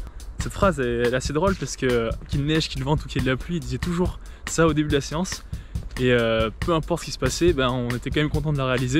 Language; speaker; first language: French; native; French